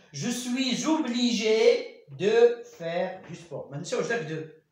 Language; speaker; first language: French; non-native, local second language; Arabic